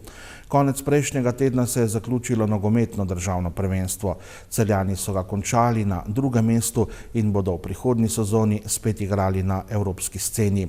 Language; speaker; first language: Slovenian; native; Slovenian